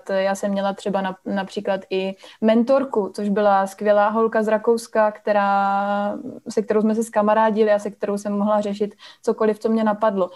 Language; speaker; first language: Czech; native; Czech